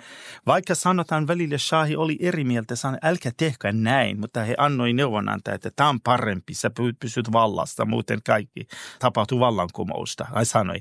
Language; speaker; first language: Finnish; non-native, fluent; Persian